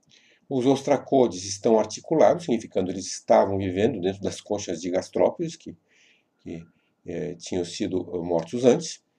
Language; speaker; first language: Portuguese; native; Portuguese